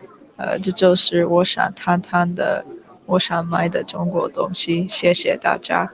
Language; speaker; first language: Chinese; non-native, learner; English